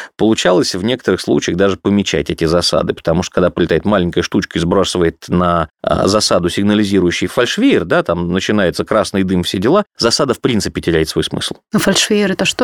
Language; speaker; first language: Russian; native; Russian